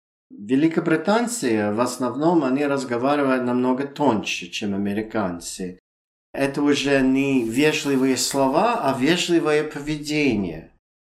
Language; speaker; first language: Russian; non-native, fluent; English